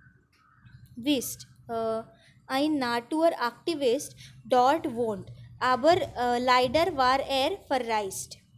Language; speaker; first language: German; non-native, fluent; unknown